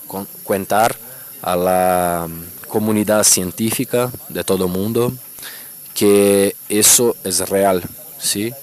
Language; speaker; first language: Spanish; non-native, fluent; Portuguese